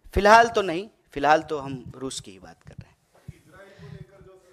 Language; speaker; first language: Hindi; native; Hindi